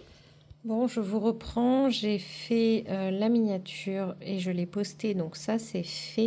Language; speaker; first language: French; native; French